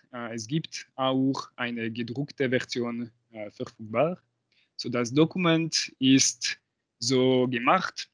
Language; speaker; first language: German; non-native, local second language; French